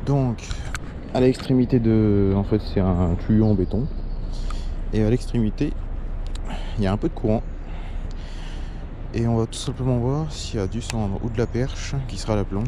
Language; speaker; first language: French; native; French